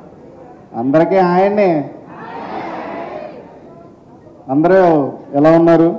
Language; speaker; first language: Telugu; native; Telugu